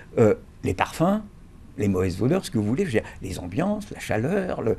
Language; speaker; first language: French; native; French